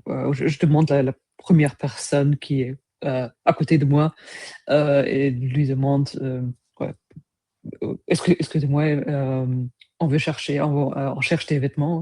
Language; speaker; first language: French; non-native, fluent; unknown